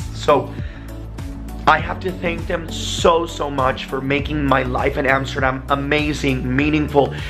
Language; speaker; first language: English; native; English